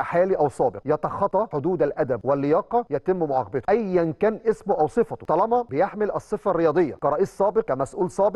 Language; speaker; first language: Arabic; native; Arabic